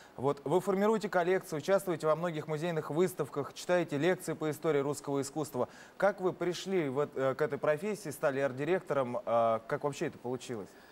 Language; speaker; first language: Russian; native; Russian